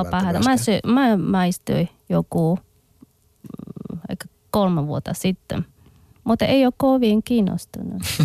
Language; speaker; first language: Finnish; non-native, learner; Chinese